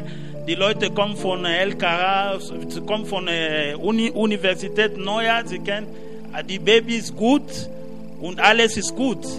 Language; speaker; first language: German; non-native, learner; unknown